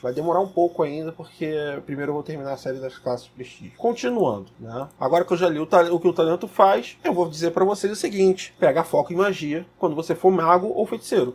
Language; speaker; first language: Portuguese; native; Portuguese